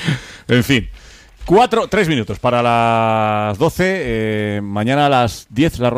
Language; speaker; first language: Spanish; native; Spanish